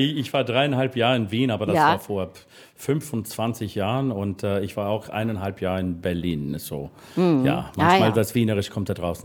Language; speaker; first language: German; non-native, learner; English